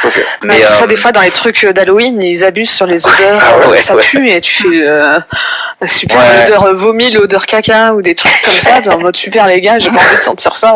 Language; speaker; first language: French; native; French